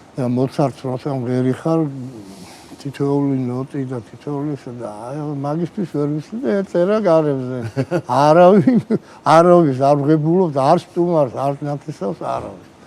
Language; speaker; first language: Georgian; native; Georgian